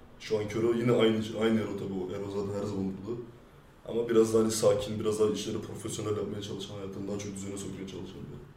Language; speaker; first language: Turkish; early bilingual, heritage; French